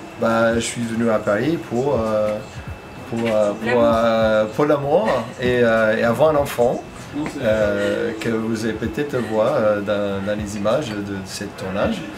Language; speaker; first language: French; non-native, fluent; English